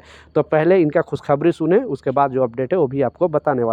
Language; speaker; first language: Hindi; native; Hindi